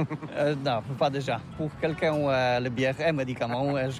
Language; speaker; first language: French; non-native, learner; Polish